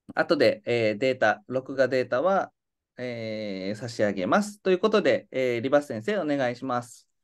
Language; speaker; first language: Japanese; native; Japanese